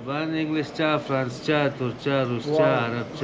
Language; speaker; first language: Turkish; non-native, learner; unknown